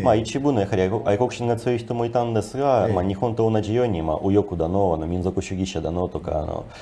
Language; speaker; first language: Japanese; non-native, fluent; Ukrainian